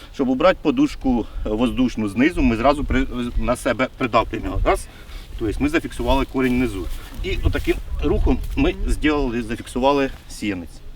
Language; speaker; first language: Ukrainian; native; Ukrainian